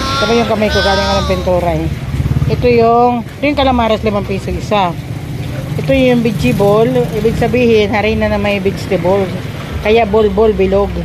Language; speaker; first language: Filipino; non-native, local second language; Waray